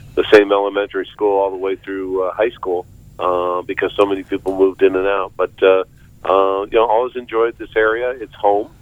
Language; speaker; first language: English; native; English